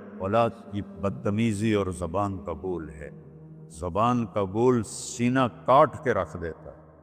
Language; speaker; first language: Urdu; non-native, local second language; Punjabi